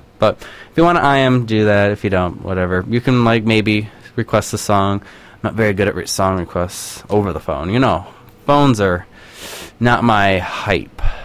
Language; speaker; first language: English; native; English